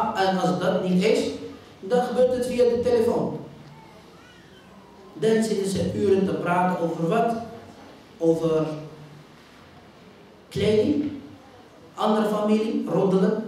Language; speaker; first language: Dutch; non-native, fluent; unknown